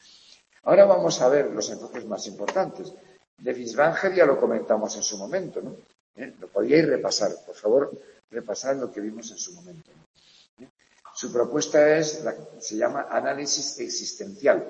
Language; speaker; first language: Spanish; native; Spanish